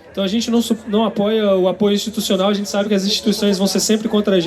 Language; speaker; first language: Portuguese; native; Portuguese